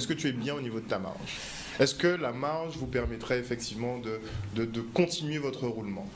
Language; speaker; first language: French; native; French